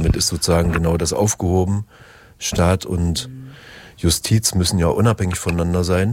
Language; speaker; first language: German; native; German